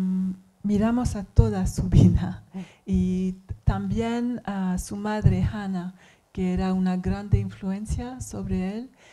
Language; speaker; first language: Spanish; non-native, learner; English